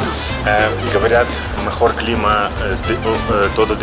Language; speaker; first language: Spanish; non-native, learner; Russian